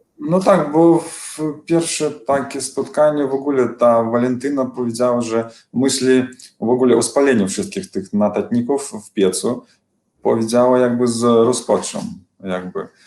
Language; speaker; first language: Polish; non-native, learner; Belarusian